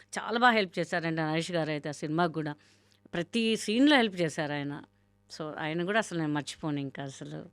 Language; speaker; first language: Telugu; non-native, local second language; Hindi